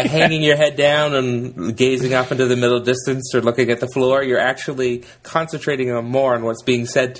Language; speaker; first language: English; native; English